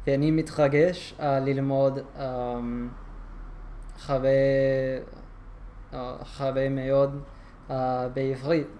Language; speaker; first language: Hebrew; non-native, learner; English